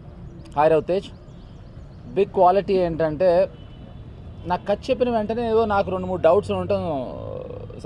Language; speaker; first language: Telugu; native; Telugu